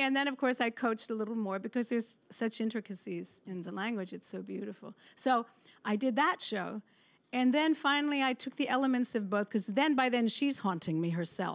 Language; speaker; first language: English; native; English